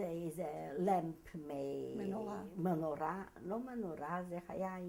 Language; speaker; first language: Hebrew; non-native, fluent; Hungarian